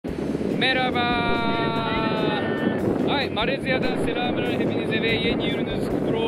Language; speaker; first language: Turkish; non-native, fluent; Japanese